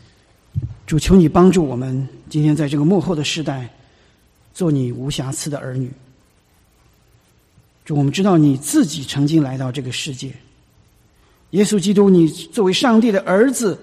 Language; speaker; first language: Chinese; native; Chinese